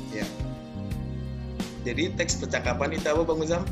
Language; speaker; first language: Indonesian; native; Indonesian